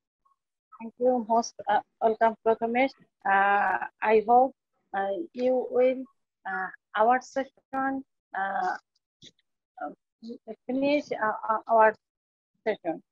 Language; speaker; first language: English; non-native, learner; Bangla